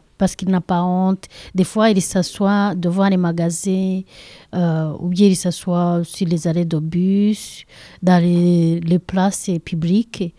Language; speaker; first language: French; non-native, learner; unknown